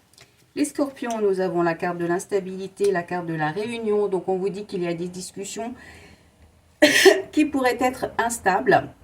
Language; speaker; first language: French; native; French